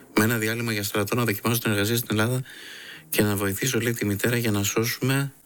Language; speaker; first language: Greek; native; Greek